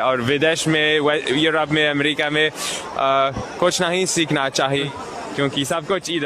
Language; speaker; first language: Hindi; non-native, learner; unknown